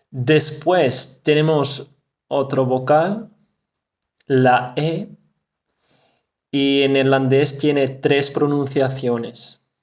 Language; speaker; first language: Spanish; non-native, fluent; Dutch